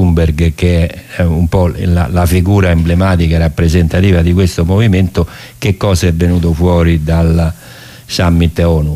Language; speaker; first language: Italian; native; Italian